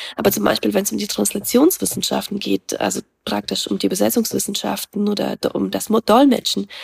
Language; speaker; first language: German; early bilingual, other home language; Russian